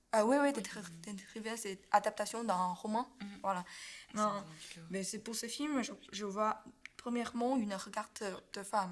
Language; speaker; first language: French; non-native, learner; Chinese